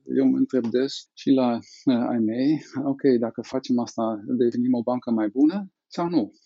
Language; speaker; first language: Romanian; non-native, fluent; Dutch